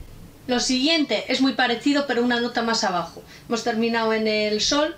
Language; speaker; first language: Spanish; native; Spanish